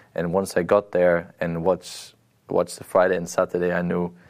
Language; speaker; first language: English; non-native, fluent; German